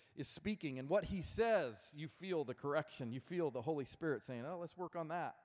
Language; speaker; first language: English; native; English